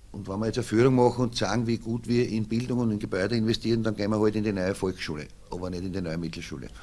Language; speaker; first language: German; native; German